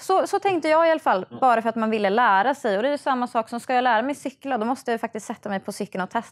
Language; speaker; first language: Swedish; native; Swedish